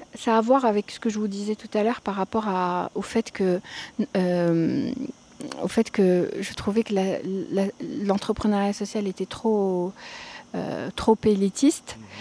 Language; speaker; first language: French; non-native, local second language; Arabic